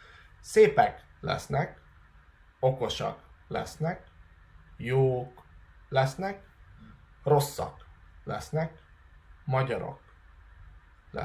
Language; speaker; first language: Hungarian; non-native, fluent; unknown